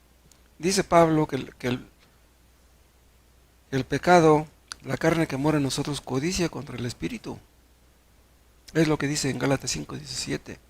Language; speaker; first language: Spanish; native; Spanish